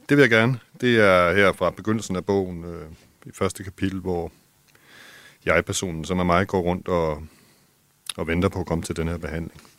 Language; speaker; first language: Danish; native; Danish